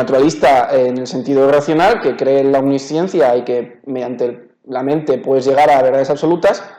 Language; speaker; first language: Spanish; native; Spanish